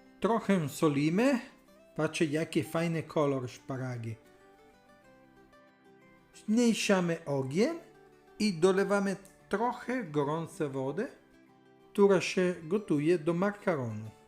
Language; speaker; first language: Polish; non-native, learner; Italian